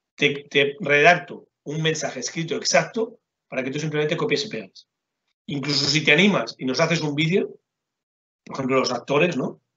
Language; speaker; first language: Spanish; native; Spanish